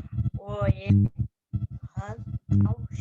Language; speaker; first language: Chinese; non-native, learner; Indonesian